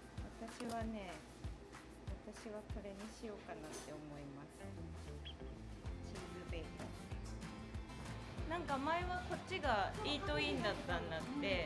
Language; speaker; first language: Japanese; native; Japanese